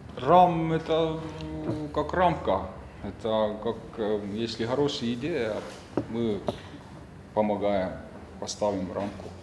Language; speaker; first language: Russian; non-native, fluent; Estonian